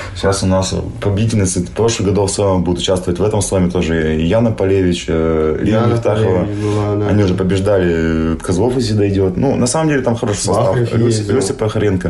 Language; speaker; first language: Russian; native; Russian